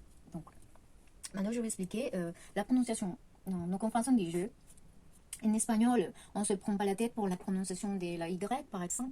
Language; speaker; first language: French; non-native, fluent; Spanish